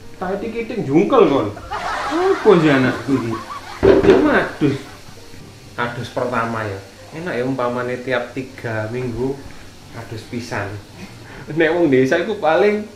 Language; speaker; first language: Javanese; non-native, local second language; English